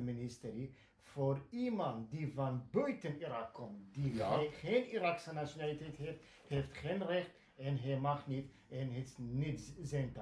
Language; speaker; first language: Dutch; non-native, fluent; Kurdish